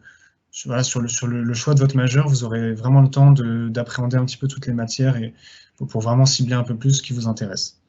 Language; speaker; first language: French; native; French